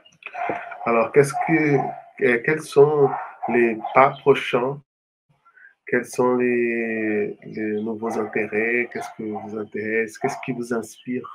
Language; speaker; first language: French; non-native, fluent; Portuguese